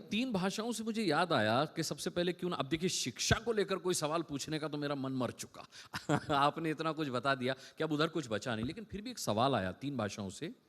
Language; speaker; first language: Hindi; native; Hindi